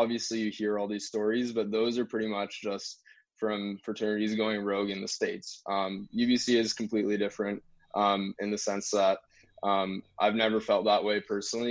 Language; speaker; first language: English; native; English